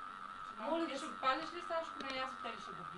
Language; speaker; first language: Bulgarian; native; Bulgarian